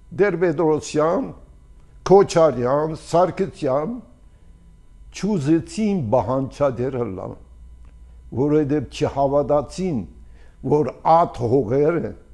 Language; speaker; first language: Armenian; early bilingual, heritage; Armenian